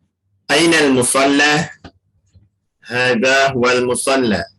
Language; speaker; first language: Arabic; non-native, learner; Indonesian